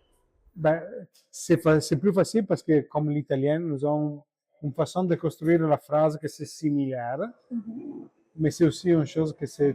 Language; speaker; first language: French; non-native, learner; Italian